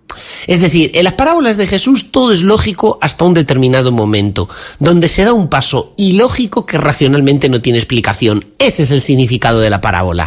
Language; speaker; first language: Spanish; native; Spanish